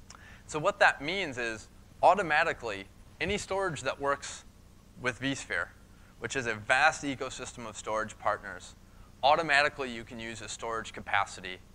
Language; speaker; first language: English; native; English